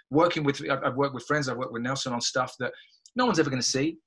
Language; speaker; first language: English; native; English